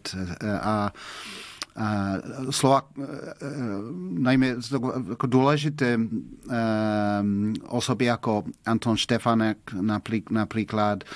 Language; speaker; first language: Slovak; non-native, fluent; English